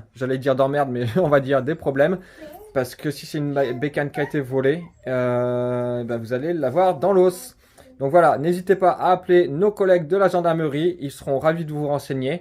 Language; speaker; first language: French; native; French